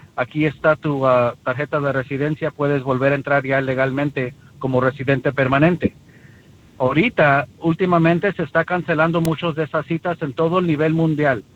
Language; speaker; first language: Spanish; early bilingual, heritage; Spanish